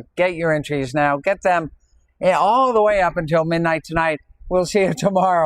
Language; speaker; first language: English; native; English